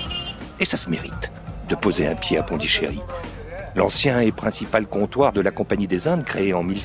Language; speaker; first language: French; native; French